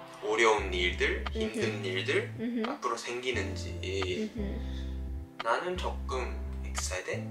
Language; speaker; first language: Korean; non-native, fluent; Japanese